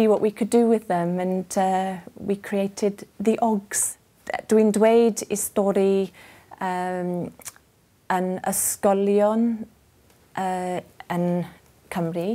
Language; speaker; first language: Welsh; non-native, learner; English